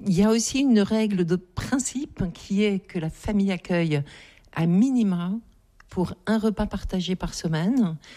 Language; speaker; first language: French; native; French